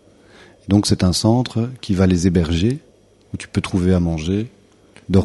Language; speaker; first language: French; native; French